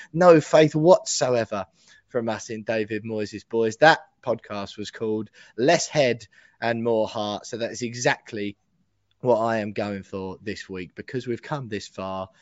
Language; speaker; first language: English; native; English